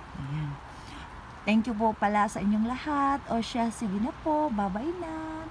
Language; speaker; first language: Filipino; non-native, local second language; Cebuano